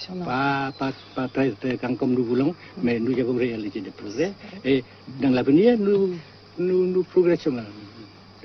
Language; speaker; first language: French; non-native, fluent; Vietnamese